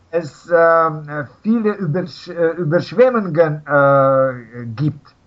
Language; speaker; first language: German; non-native, learner; Russian